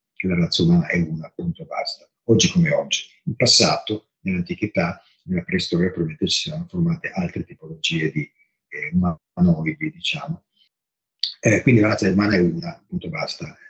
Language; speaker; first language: Italian; native; Italian